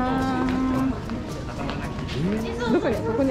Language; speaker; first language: Japanese; non-native, fluent; Portuguese